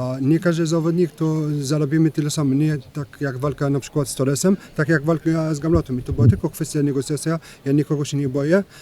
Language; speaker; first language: Polish; non-native, learner; French